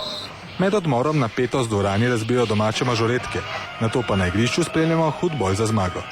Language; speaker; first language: Slovenian; native; Slovenian